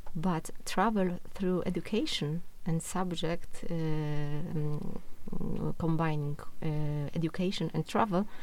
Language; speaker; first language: English; non-native, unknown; Polish